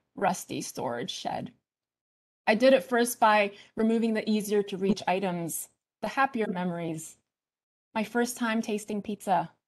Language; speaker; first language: English; early bilingual, other home language; Chinese